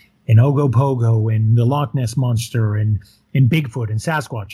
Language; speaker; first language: English; native; English